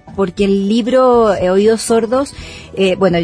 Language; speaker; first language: Spanish; native; Spanish